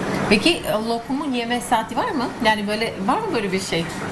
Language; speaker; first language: Turkish; non-native, fluent; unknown